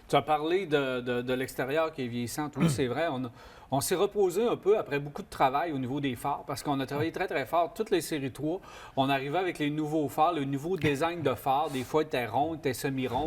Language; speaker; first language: French; native; French